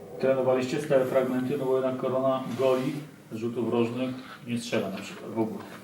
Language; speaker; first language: Polish; native; Polish